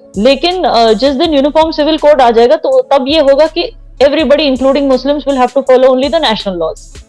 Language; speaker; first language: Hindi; non-native, local second language; Kashmiri